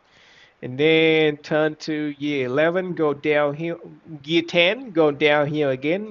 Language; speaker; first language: English; non-native, fluent; Vietnamese